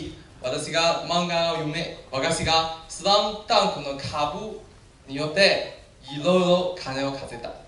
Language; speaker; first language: Japanese; non-native, learner; Chinese